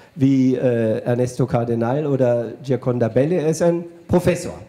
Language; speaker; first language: German; native; German